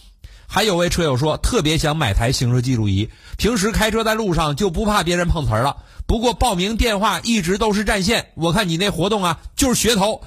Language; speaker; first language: Chinese; native; Chinese